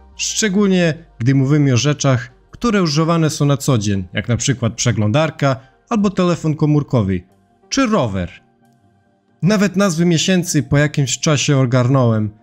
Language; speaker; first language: Polish; non-native, fluent; Serbian